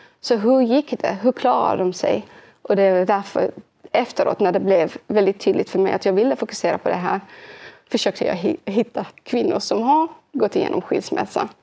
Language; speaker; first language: Swedish; early bilingual, other home language; Arabic